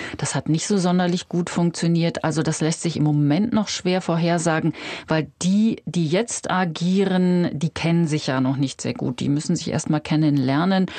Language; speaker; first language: German; native; German